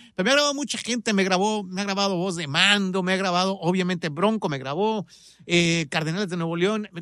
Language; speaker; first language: Spanish; native; Spanish